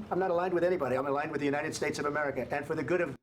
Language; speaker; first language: English; native; English